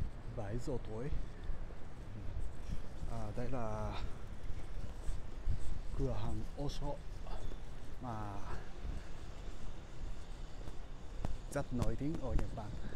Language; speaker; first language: Vietnamese; non-native, learner; Japanese